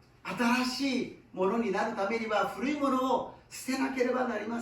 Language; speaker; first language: Japanese; non-native, fluent; Korean